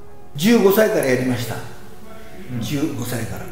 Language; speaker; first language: Japanese; native; Japanese